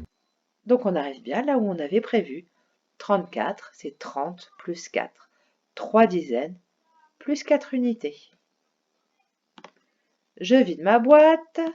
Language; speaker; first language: French; native; French